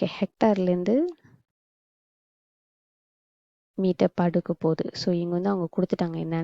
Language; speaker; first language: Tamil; native; Tamil